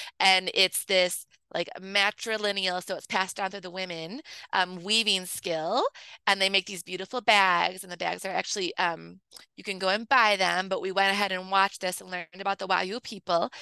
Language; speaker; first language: English; native; English